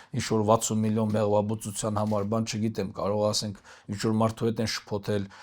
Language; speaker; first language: Armenian; native; Armenian